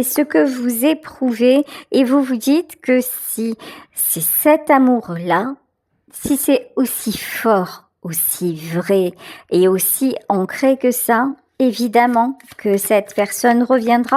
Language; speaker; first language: French; native; French